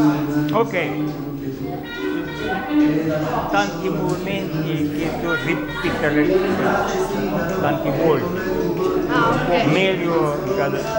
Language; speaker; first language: Italian; non-native, learner; Russian